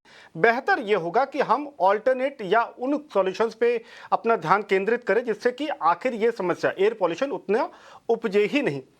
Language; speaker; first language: Hindi; native; Hindi